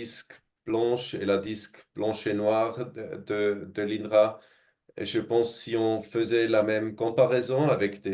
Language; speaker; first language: French; non-native, fluent; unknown